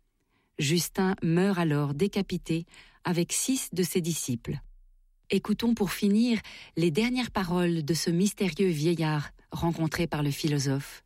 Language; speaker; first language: French; native; French